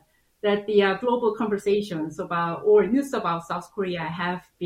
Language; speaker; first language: English; non-native, fluent; Korean